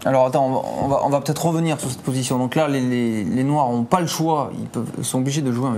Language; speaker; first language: French; native; French